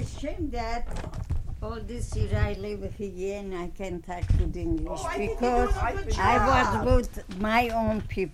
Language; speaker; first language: English; non-native, learner; Armenian